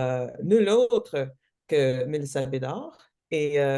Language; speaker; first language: French; non-native, local second language; English